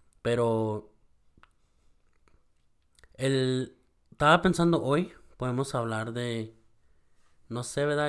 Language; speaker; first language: Spanish; early bilingual, heritage; Spanish